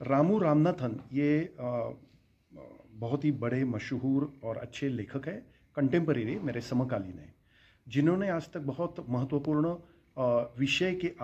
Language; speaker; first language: Hindi; non-native, local second language; Marathi